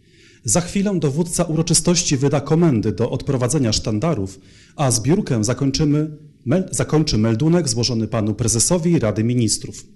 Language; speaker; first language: Polish; native; Polish